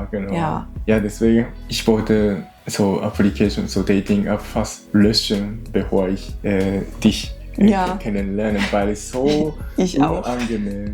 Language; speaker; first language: German; non-native, learner; Japanese